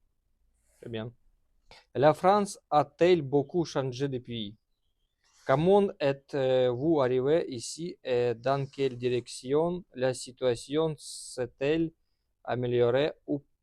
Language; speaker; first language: French; non-native, learner; Russian